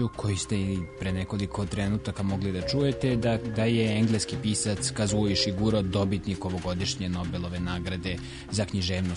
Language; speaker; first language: Serbian; native; Serbian